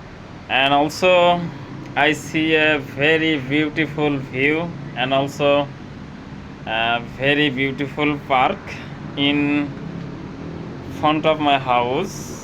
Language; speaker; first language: English; non-native, learner; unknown